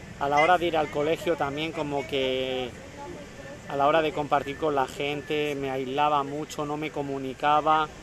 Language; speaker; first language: Spanish; native; Spanish